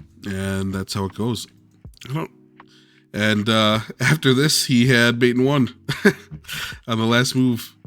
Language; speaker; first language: English; native; English